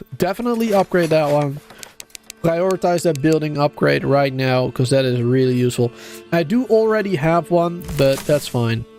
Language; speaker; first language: English; native; English